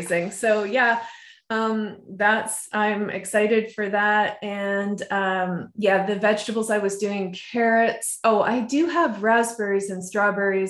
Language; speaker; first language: English; native; English